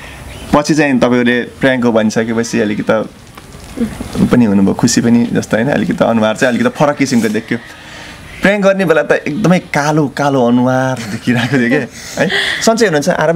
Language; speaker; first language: Nepali; native; Nepali